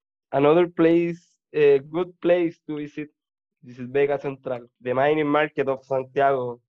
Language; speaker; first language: English; non-native, learner; Spanish